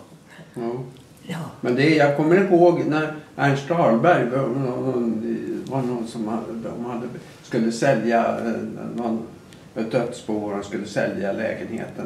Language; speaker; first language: Swedish; native; Swedish